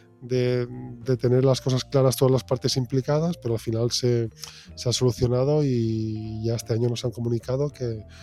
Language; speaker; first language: Spanish; native; Spanish